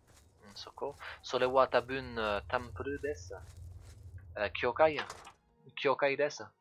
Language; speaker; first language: Japanese; non-native, learner; French